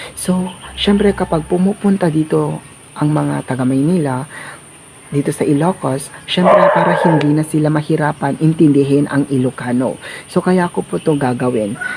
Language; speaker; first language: Filipino; non-native, local second language; Iloko